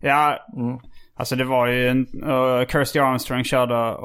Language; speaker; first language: Swedish; native; Swedish